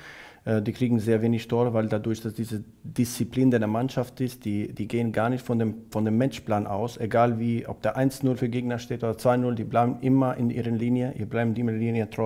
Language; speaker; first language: German; non-native, fluent; Albanian